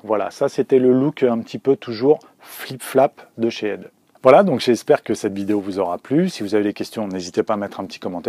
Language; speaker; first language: French; native; French